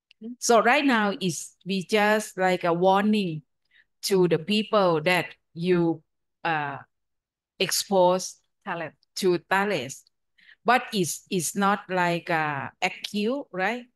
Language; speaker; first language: English; non-native, fluent; Thai